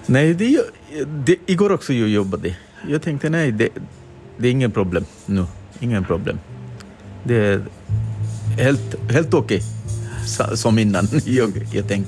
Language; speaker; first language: Swedish; non-native, learner; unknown